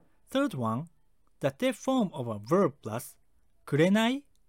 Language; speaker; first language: English; non-native, fluent; Japanese